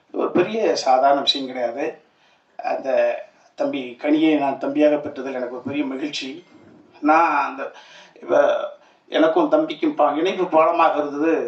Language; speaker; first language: Tamil; native; Tamil